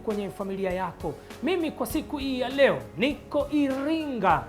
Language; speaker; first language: Swahili; native; Swahili